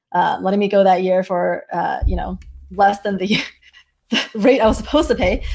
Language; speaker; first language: English; early bilingual, other home language; Chinese